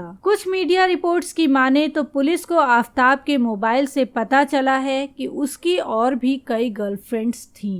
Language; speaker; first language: Hindi; native; Hindi